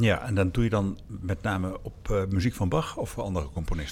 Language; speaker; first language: Dutch; native; Dutch